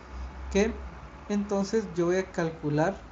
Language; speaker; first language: Spanish; native; Spanish